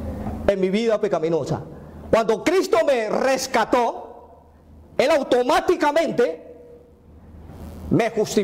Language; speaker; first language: Spanish; native; Spanish